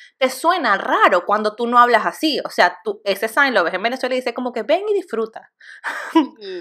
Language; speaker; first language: Spanish; native; Spanish